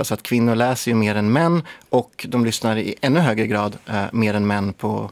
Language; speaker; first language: Swedish; native; Swedish